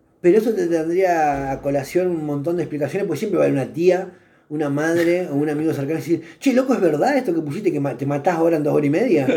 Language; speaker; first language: Spanish; native; Spanish